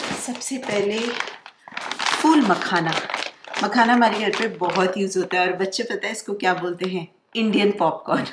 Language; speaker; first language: Hindi; non-native, local second language; Bangla